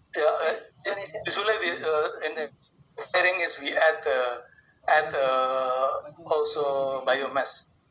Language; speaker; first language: English; non-native, learner; Indonesian